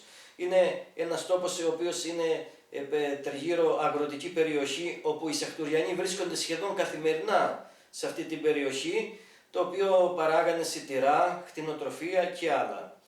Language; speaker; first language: Greek; native; Greek